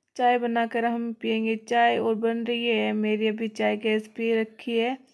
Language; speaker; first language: Hindi; native; Hindi